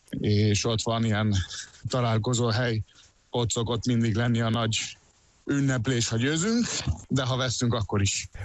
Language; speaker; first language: Hungarian; early bilingual, heritage; Hungarian